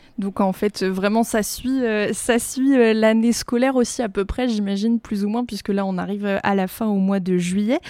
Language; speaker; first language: French; native; French